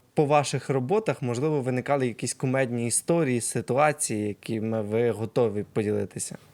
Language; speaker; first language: Ukrainian; native; Ukrainian